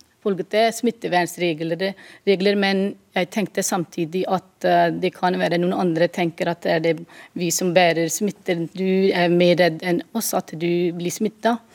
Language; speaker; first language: Norwegian; non-native, fluent; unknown